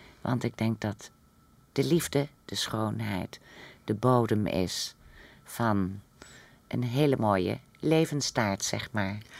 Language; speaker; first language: Dutch; native; Dutch